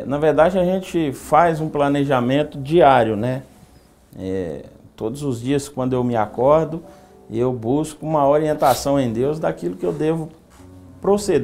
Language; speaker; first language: Portuguese; native; Portuguese